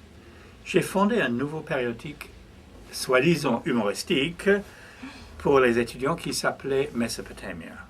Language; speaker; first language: French; non-native, fluent; English